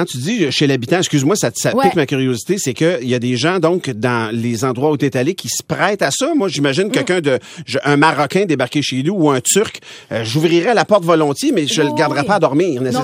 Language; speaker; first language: French; native; French